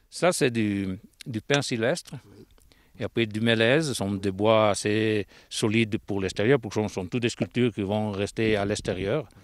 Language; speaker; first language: French; non-native, local second language; Italian